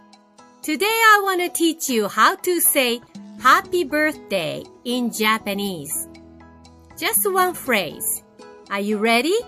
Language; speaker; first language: English; non-native, learner; Japanese